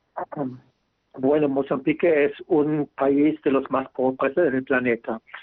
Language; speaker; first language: Spanish; non-native, fluent; German